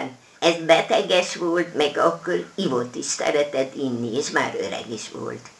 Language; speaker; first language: Hungarian; non-native, local second language; German